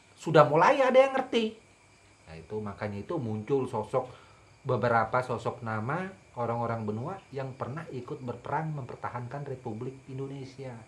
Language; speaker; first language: Indonesian; non-native, local second language; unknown